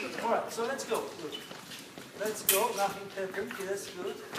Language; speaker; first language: English; non-native, learner; Polish